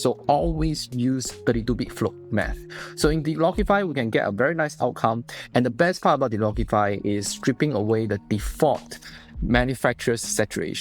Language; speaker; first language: English; non-native, fluent; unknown